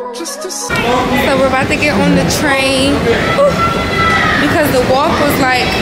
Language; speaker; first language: English; native; English